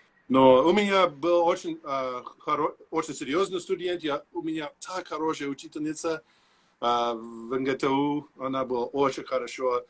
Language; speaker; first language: Russian; non-native, learner; English